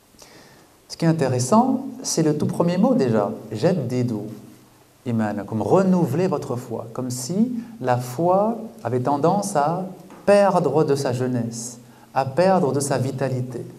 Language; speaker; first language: French; native; French